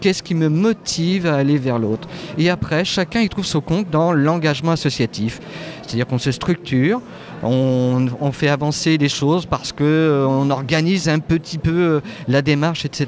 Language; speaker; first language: French; native; French